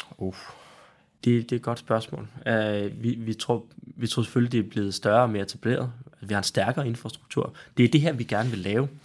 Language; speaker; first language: Danish; native; Danish